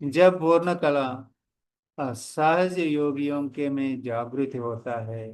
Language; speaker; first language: Hindi; non-native, local second language; Telugu